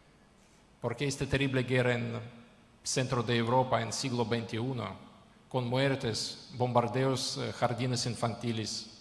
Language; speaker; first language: Spanish; non-native, fluent; Ukrainian